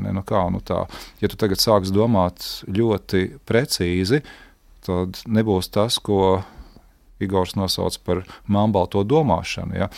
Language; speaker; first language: Latvian; native; Latvian